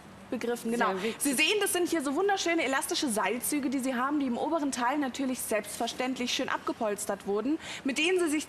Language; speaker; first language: German; native; German